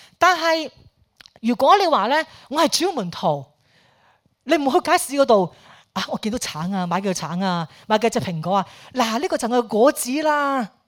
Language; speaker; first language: Chinese; non-native, local second language; Cantonese